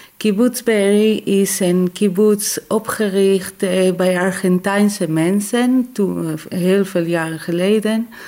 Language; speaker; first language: Dutch; non-native, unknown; Hebrew